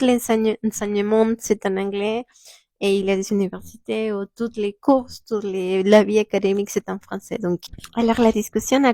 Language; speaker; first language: French; non-native, fluent; Spanish